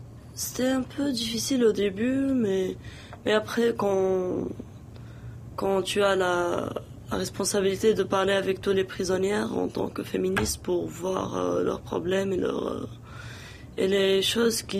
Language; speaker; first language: French; non-native, local second language; Arabic